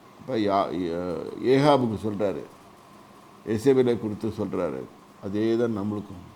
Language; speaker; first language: Tamil; native; Tamil